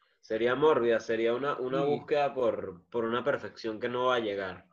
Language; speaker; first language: Spanish; native; Spanish